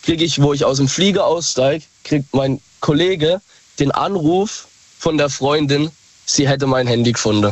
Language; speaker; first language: German; native; German